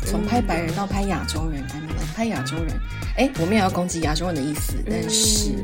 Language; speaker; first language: Chinese; native; Chinese